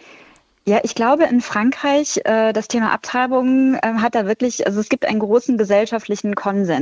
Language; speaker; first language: German; native; German